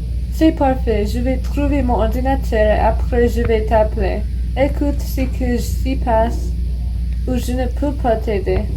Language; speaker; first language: French; non-native, learner; English